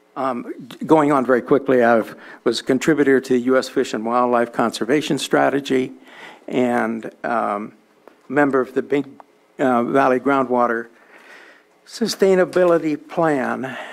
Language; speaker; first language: English; native; English